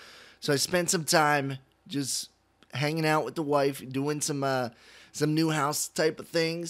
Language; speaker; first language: English; native; English